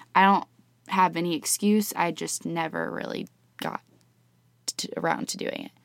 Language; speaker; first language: English; native; English